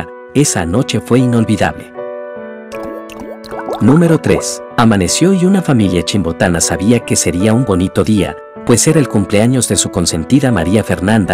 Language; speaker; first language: Spanish; native; Spanish